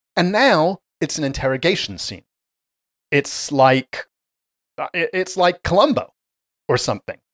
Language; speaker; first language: English; native; English